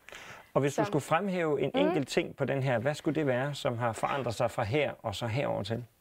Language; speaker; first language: Danish; native; Danish